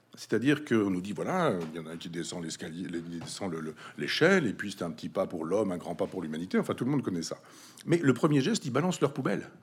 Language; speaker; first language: French; native; French